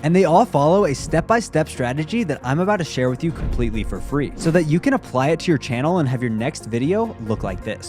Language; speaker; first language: English; native; English